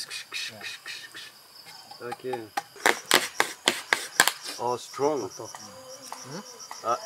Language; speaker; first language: English; non-native, learner; French